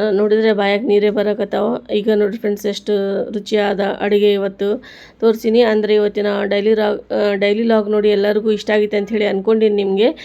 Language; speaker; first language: Kannada; non-native, local second language; Urdu